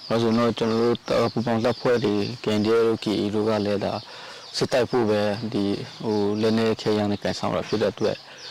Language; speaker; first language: Burmese; non-native, local second language; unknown